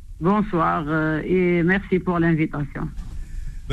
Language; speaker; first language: French; non-native, local second language; Arabic